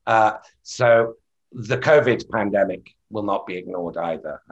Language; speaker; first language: English; native; English